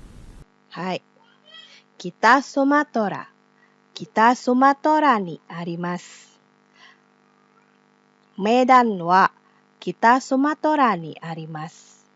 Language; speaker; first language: Japanese; non-native, learner; Indonesian